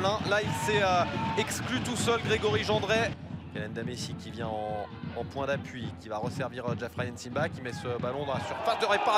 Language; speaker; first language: French; native; French